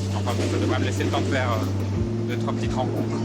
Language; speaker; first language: French; native; French